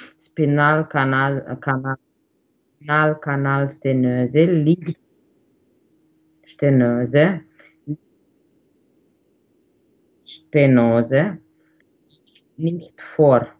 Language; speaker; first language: German; non-native, learner; Romanian